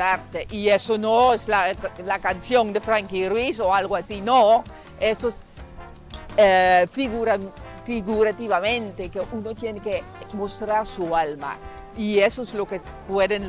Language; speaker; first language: Spanish; non-native, fluent; Dutch